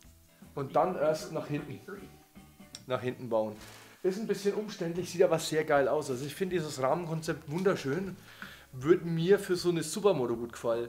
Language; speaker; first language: German; native; German